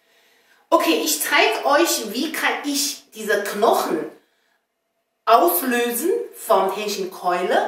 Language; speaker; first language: German; non-native, learner; Chinese